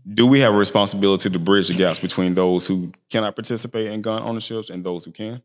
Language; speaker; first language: English; native; English